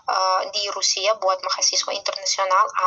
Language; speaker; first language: Indonesian; non-native, fluent; Russian